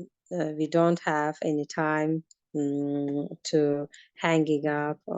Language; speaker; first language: English; non-native, learner; Azerbaijani